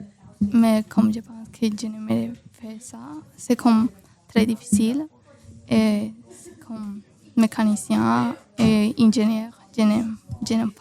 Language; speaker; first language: French; non-native, learner; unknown